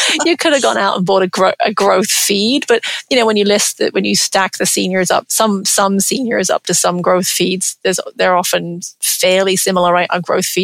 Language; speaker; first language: English; native; English